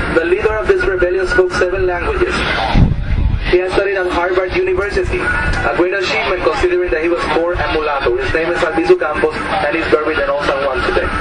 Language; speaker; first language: English; non-native, local second language; Spanish